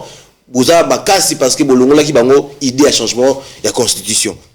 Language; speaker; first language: French; non-native, local second language; Lingala